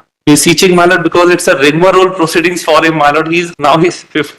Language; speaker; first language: English; non-native, local second language; Hindi